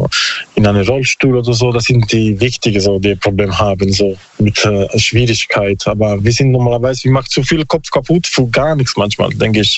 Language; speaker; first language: German; non-native, learner; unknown